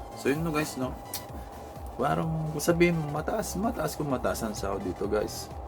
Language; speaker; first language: Filipino; non-native, local second language; Iloko